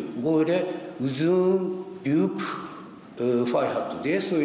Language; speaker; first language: Turkish; non-native, learner; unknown